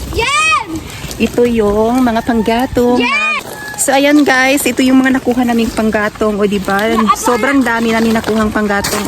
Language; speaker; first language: Filipino; non-native, local second language; Cebuano